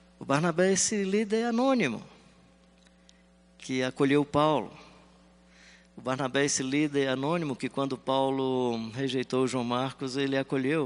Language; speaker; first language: Portuguese; native; Portuguese